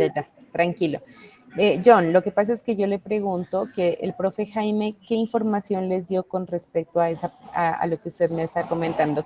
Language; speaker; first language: Spanish; native; Spanish